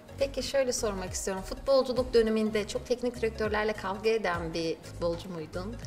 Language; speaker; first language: Turkish; native; Turkish